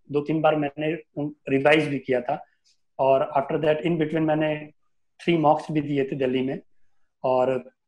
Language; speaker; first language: Hindi; native; Hindi